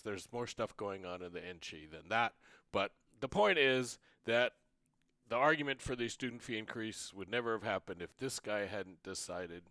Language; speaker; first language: English; native; English